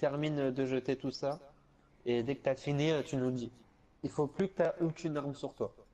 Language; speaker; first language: French; native; French